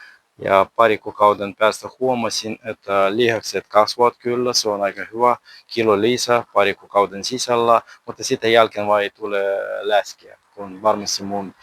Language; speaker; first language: Finnish; non-native, learner; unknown